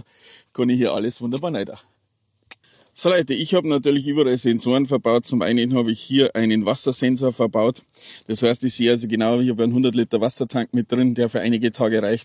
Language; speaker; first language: German; native; German